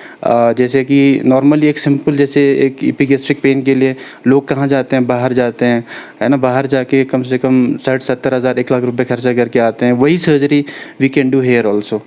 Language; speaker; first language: Hindi; non-native, local second language; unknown